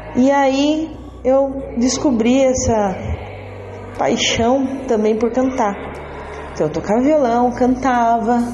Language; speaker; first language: Portuguese; native; Portuguese